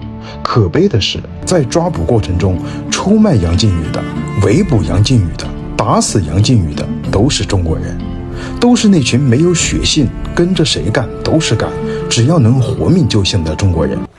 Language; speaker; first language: Chinese; native; Chinese